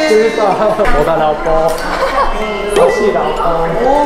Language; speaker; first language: Chinese; non-native, learner; Japanese